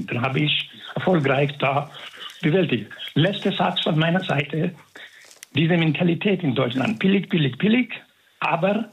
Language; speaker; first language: German; non-native, fluent; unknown